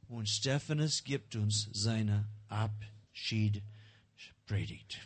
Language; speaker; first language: German; non-native, learner; English